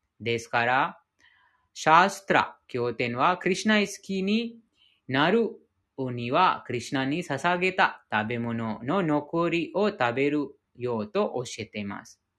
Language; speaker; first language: Japanese; non-native, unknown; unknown